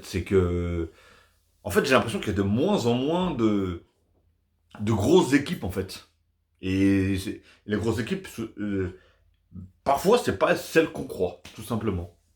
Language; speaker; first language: French; native; French